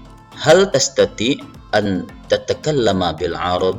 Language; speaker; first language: Arabic; non-native, fluent; Indonesian